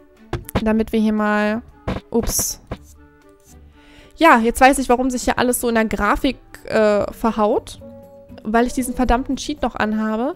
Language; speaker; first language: German; native; German